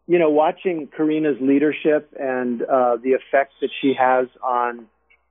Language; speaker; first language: English; native; English